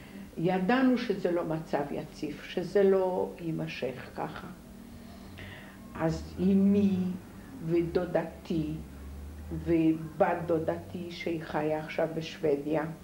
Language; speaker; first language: Hebrew; non-native, fluent; Polish